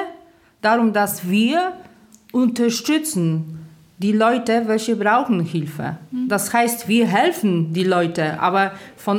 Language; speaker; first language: German; non-native, fluent; Polish